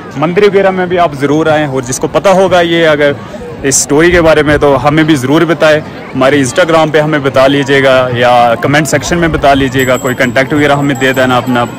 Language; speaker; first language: Hindi; native; Hindi